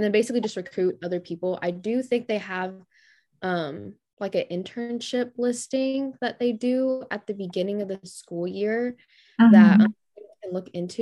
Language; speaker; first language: English; native; English